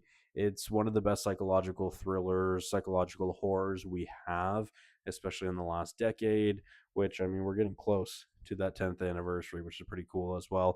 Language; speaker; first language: English; native; English